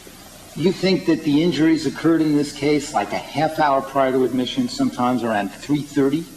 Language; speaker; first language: English; native; English